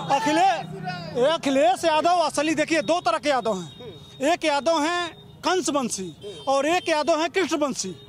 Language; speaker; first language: Hindi; native; Hindi